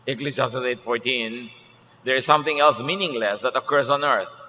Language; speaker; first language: English; non-native, local second language; Filipino